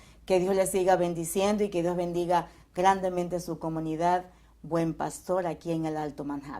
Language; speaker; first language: Spanish; native; Spanish